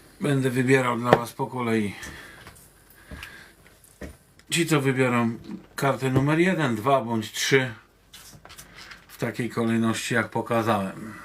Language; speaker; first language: Polish; native; Polish